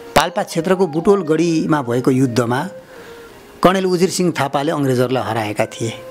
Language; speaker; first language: Nepali; native; Nepali